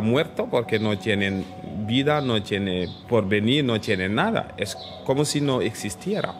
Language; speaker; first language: Spanish; non-native, fluent; Wolof